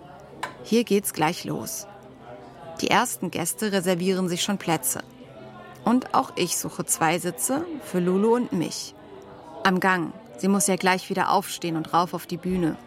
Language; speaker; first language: German; native; German